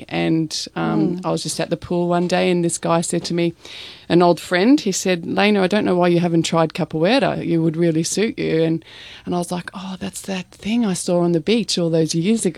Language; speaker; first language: English; native; English